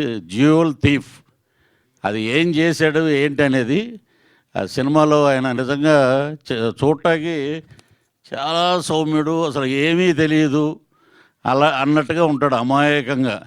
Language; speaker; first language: Telugu; native; Telugu